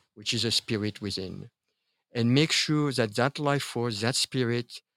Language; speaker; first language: English; non-native, fluent; French